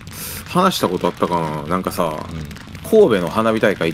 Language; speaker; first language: Japanese; native; Japanese